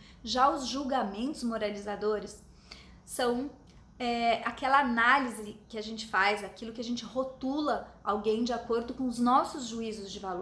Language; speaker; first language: Portuguese; native; Portuguese